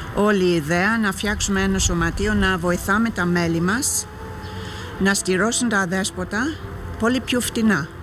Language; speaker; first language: Greek; non-native, fluent; English